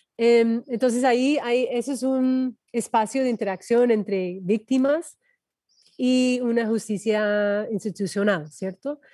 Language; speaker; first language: Spanish; non-native, fluent; English